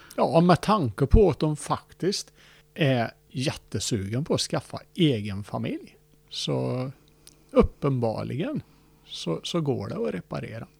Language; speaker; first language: Swedish; native; Swedish